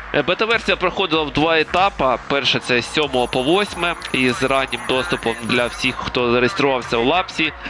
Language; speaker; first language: Ukrainian; non-native, local second language; Russian